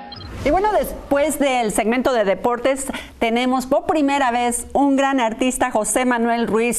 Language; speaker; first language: Spanish; native; Spanish